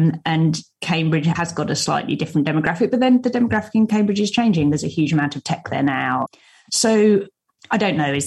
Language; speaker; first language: English; native; English